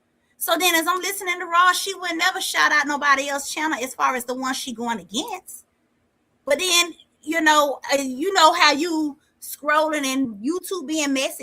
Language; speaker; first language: English; native; English